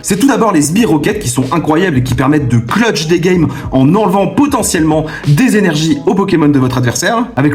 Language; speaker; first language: French; native; French